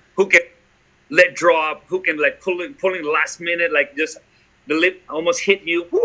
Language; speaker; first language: English; non-native, fluent; Indonesian